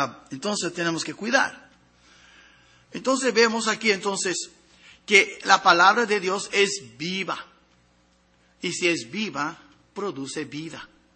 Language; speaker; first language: Spanish; non-native, fluent; English